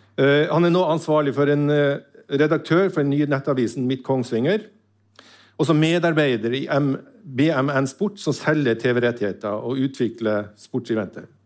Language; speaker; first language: Norwegian; native; Norwegian